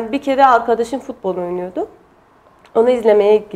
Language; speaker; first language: Turkish; non-native, fluent; Persian